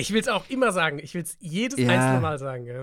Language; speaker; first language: German; native; German